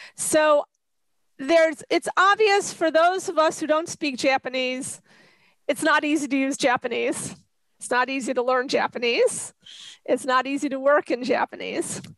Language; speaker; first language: English; native; English